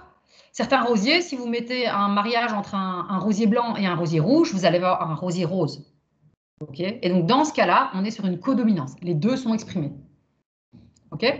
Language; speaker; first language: French; native; French